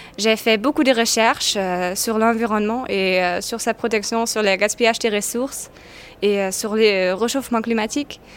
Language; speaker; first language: French; non-native, fluent; German